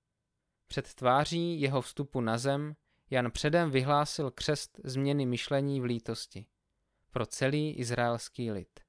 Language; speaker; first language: Czech; native; Czech